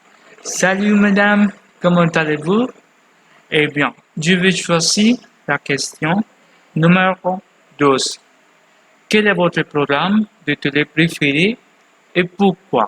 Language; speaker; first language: French; non-native, learner; Spanish